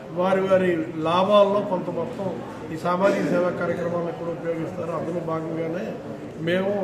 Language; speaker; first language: Telugu; native; Telugu